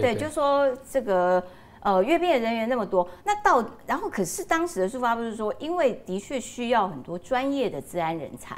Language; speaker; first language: Chinese; native; Chinese